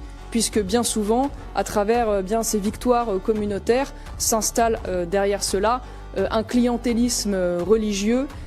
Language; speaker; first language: French; native; French